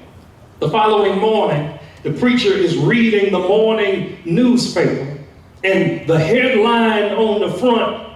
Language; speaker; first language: English; native; English